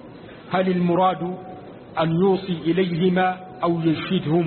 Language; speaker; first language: Arabic; native; Arabic